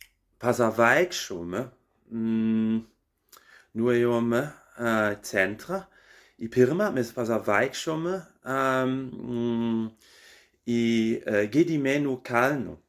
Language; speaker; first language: Lithuanian; non-native, learner; German